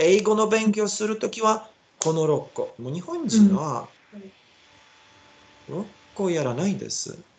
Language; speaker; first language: Japanese; non-native, learner; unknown